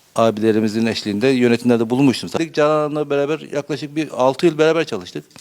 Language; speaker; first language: Turkish; native; Turkish